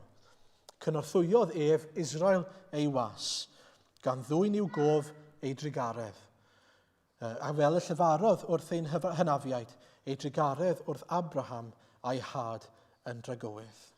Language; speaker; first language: Welsh; native; Welsh